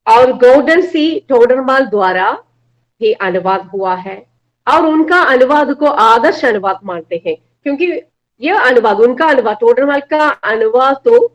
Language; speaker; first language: Hindi; non-native, local second language; Malayalam